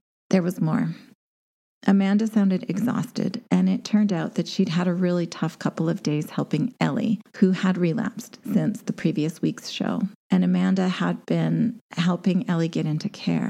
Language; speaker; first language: English; native; English